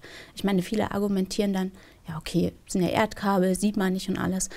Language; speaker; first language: German; native; German